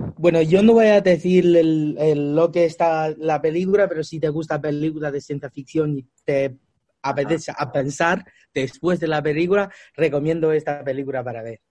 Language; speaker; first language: Spanish; non-native, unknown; Chinese